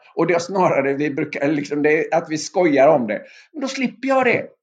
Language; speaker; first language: Swedish; native; Swedish